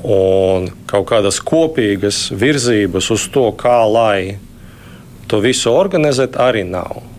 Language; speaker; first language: Latvian; non-native, local second language; Russian